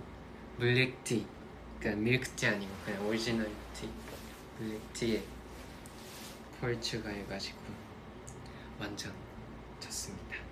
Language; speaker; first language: Korean; non-native, fluent; Japanese